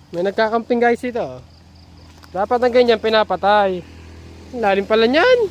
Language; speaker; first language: Filipino; native; Filipino